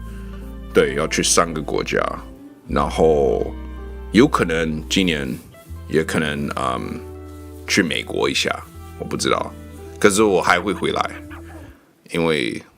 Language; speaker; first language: Chinese; non-native, learner; English